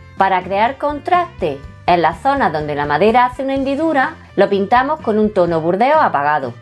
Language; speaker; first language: Spanish; native; Spanish